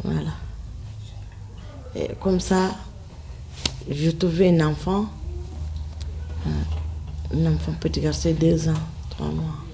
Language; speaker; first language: French; non-native, learner; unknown